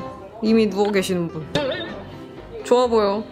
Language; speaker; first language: Korean; native; Korean